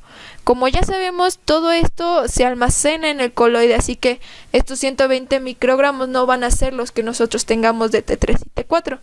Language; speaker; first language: Spanish; native; Spanish